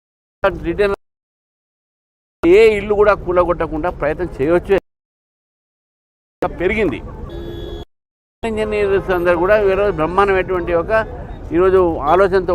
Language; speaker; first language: Telugu; native; Telugu